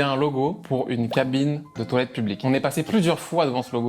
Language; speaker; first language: French; native; French